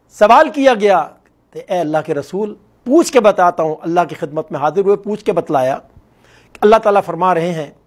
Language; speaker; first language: Urdu; non-native, local second language; Northern Hindko